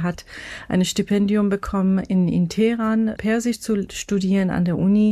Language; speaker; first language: German; non-native, fluent; Persian